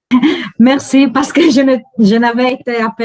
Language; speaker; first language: French; non-native, learner; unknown